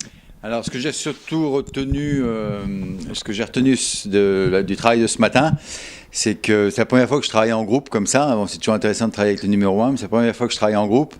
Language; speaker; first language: French; native; French